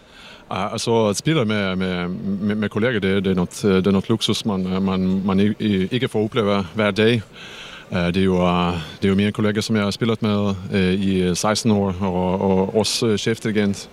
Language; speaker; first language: Danish; non-native, fluent; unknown